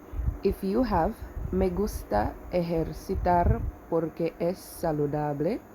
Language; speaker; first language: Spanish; non-native, fluent; English